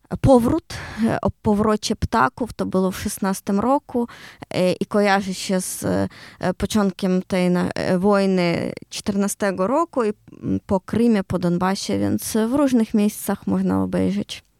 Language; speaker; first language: Polish; non-native, learner; Ukrainian